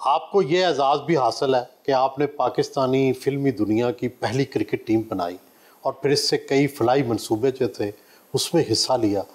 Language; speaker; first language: Urdu; non-native, local second language; Punjabi